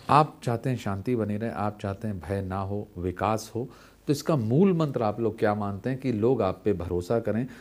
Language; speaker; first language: Hindi; native; Hindi